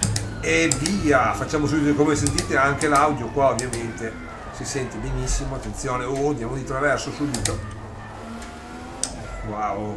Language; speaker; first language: Italian; native; Italian